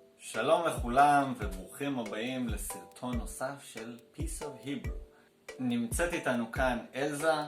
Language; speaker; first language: Hebrew; native; Hebrew